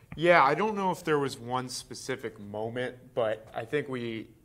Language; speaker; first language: English; native; English